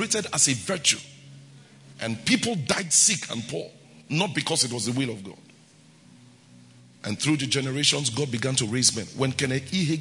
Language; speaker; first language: English; non-native, local second language; Bini